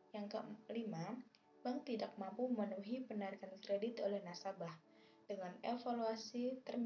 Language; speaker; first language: Indonesian; native; Indonesian